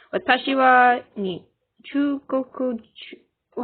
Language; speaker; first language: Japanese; non-native, learner; English